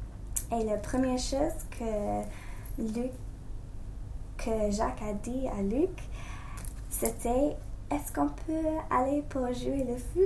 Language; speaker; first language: French; non-native, learner; English